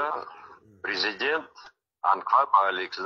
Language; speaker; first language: Russian; non-native, local second language; Abkhazian